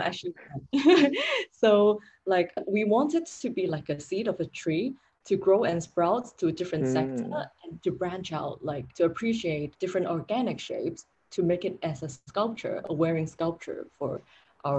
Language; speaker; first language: English; non-native, local second language; Cantonese